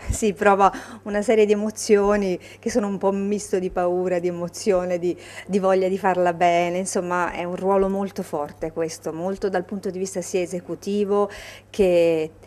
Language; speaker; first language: Italian; native; Italian